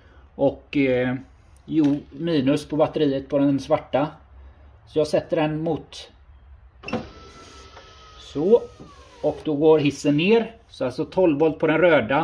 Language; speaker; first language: Swedish; native; Swedish